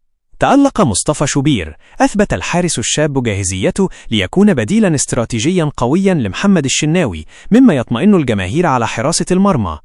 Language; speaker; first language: Arabic; native; Arabic